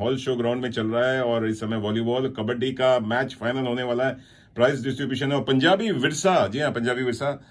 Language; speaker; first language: Hindi; native; Hindi